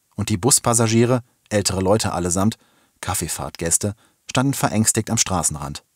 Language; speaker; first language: German; native; German